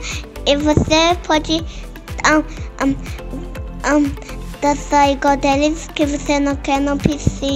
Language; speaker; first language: Portuguese; early bilingual, heritage; Portuguese